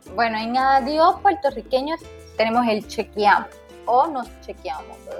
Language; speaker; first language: Spanish; native; Spanish